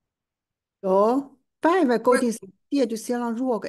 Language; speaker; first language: Finnish; non-native, learner; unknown